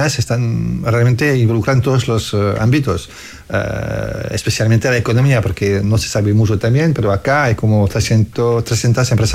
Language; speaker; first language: Spanish; non-native, fluent; French